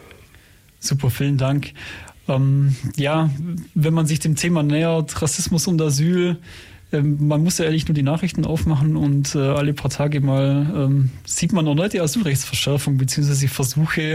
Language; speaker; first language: German; native; German